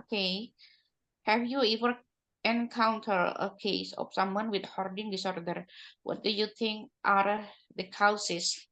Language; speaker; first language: English; non-native, learner; Indonesian